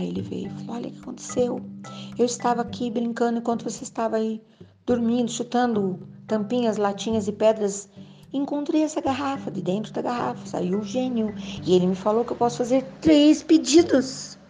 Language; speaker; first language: Portuguese; native; Portuguese